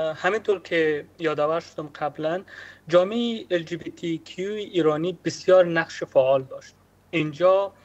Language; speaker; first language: Persian; native; Persian